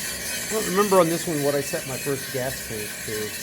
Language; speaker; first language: English; native; English